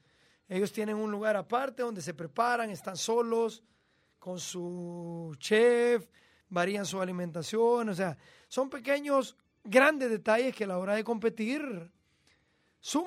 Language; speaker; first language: Spanish; native; Spanish